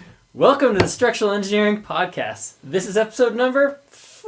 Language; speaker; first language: English; native; English